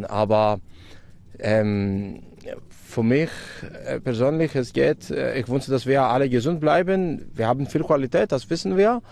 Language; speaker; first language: German; non-native, fluent; Greek